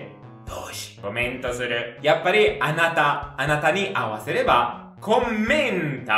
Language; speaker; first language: Japanese; non-native, fluent; Italian